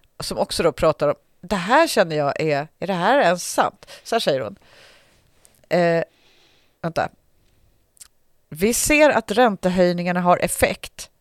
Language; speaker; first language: Swedish; native; Swedish